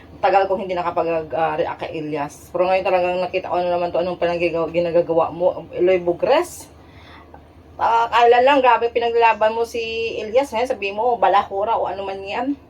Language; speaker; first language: Filipino; non-native, local second language; Hiligaynon